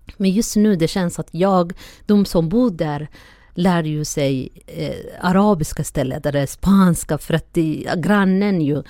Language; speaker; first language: Swedish; non-native, fluent; Somali